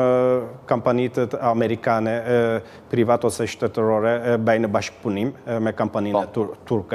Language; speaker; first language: Albanian; early bilingual, heritage; Albanian